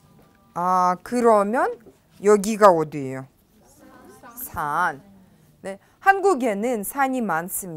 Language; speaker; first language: Korean; non-native, fluent; Russian